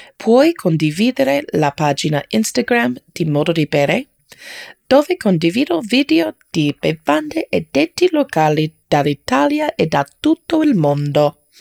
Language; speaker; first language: Italian; non-native, learner; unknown